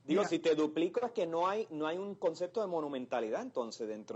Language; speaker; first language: Spanish; native; Spanish